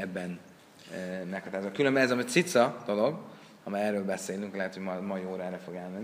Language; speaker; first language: Hungarian; native; Hungarian